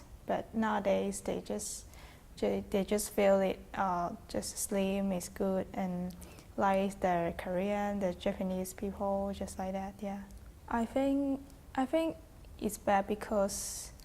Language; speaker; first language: English; non-native, fluent; Chinese